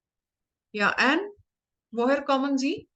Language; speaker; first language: German; non-native, learner; Hindi